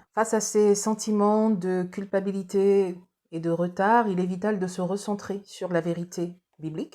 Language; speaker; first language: French; native; French